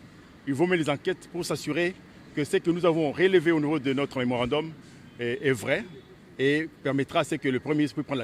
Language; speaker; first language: French; non-native, local second language; Lingala